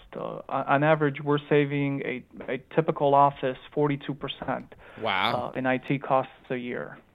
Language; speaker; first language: English; early bilingual, other home language; Romanian